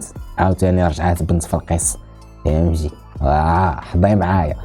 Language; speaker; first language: Arabic; native; Arabic